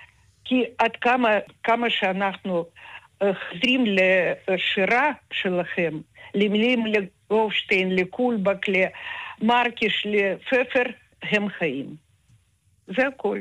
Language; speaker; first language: Hebrew; non-native, fluent; Russian